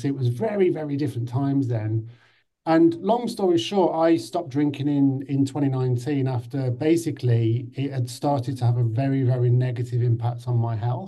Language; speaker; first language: English; native; English